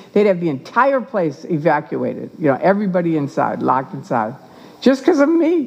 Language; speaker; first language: English; native; English